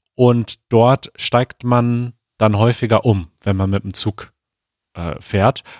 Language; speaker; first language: German; native; German